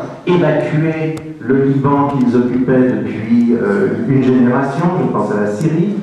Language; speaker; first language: French; native; French